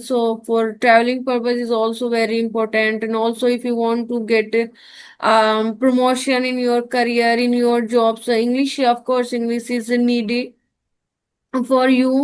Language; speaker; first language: English; non-native, learner; Hindi